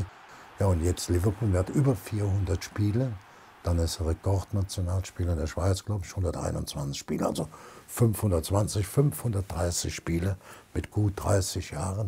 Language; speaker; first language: German; native; German